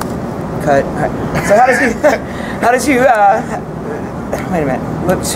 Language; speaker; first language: English; native; English